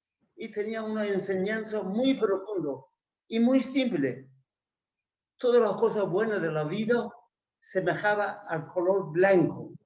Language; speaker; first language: Spanish; non-native, learner; Persian